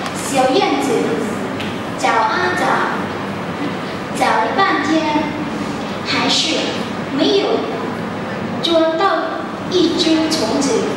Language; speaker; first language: Chinese; non-native, learner; Thai